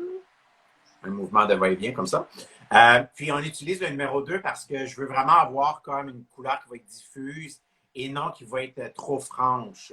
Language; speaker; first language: French; native; French